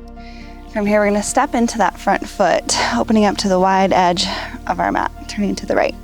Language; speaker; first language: English; native; English